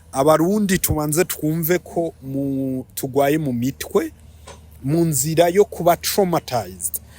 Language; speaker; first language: Rundi; early bilingual, heritage; Rundi